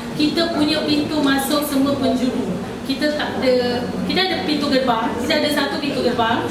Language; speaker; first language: Malay; native; Malay